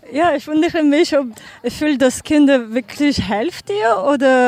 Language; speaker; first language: German; non-native, learner; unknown